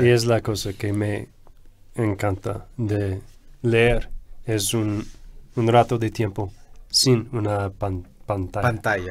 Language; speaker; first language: Spanish; non-native, fluent; English